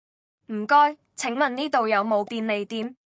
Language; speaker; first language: Cantonese; non-native, learner; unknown